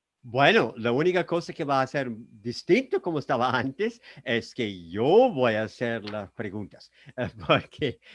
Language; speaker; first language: Spanish; non-native, fluent; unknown